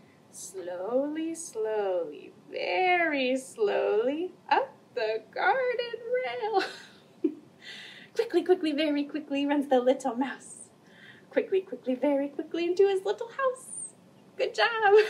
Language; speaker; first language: English; native; English